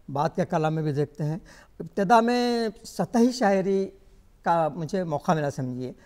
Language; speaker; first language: Urdu; native; Urdu